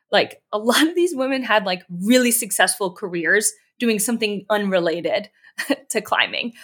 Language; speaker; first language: English; native; English